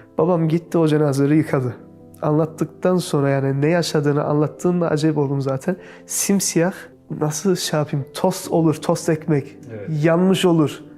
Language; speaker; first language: Turkish; early bilingual, heritage; Turkish